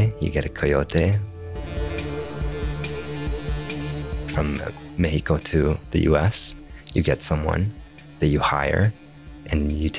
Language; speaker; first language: English; non-native, fluent; Arabic